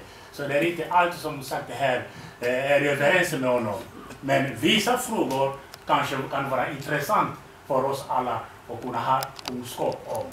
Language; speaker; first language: Swedish; non-native, fluent; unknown